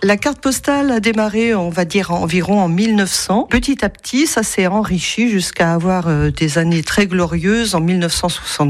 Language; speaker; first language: French; native; French